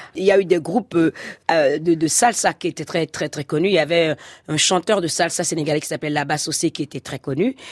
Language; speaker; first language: French; non-native, local second language; Fon